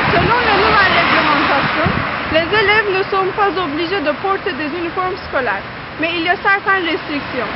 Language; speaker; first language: French; non-native, learner; Turkish